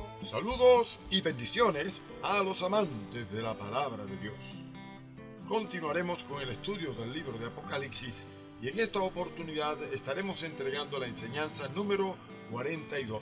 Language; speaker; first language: Spanish; native; Spanish